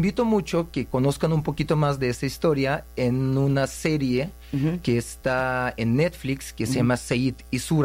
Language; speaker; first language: Spanish; non-native, fluent; Uzbek